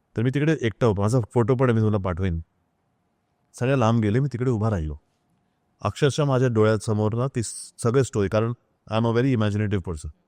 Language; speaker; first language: Marathi; non-native, local second language; Hindi